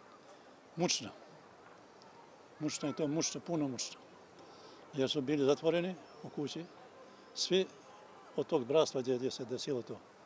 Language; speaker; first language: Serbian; non-native, local second language; Albanian